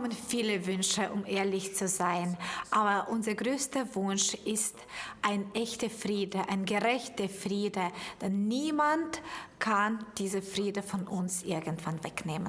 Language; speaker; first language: German; non-native, fluent; Ukrainian